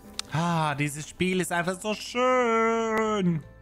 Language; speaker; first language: German; native; German